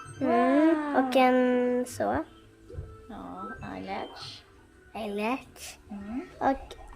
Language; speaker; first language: Swedish; early bilingual, other home language; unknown